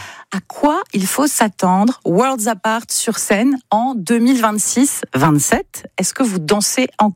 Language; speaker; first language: French; native; French